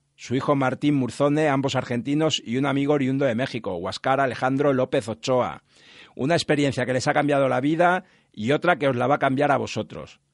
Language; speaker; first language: Spanish; native; Spanish